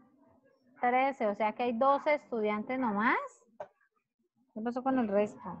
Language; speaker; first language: Spanish; native; Spanish